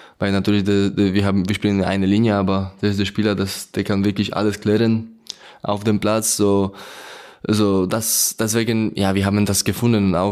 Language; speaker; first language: German; non-native, learner; Polish